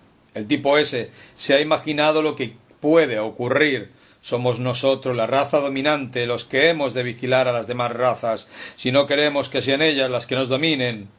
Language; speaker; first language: Spanish; native; Spanish